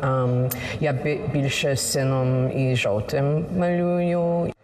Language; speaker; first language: Ukrainian; early bilingual, heritage; Ukrainian